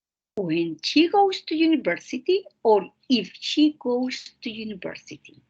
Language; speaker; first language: English; non-native, fluent; Spanish